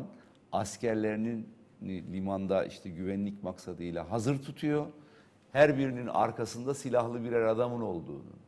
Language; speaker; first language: Turkish; native; Turkish